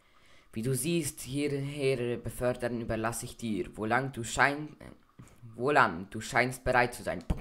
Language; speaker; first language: German; native; German